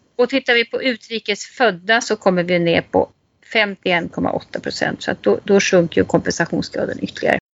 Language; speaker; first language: Swedish; native; Swedish